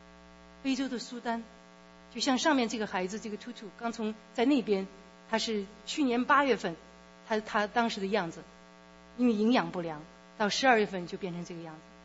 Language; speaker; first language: Chinese; native; Chinese